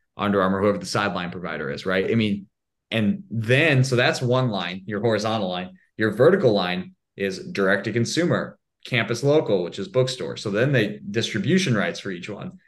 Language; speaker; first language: English; native; English